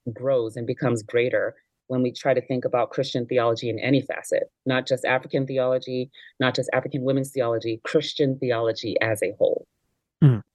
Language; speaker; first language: English; native; English